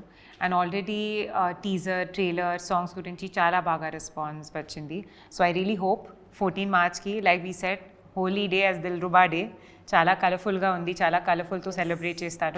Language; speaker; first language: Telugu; non-native, learner; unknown